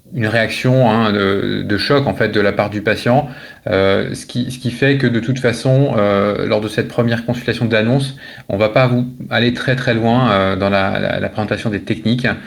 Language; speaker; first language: French; native; French